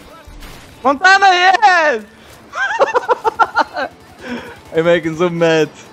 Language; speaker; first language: English; non-native, learner; Turkish